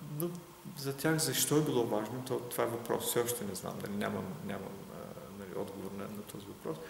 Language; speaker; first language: Bulgarian; non-native, local second language; Turkish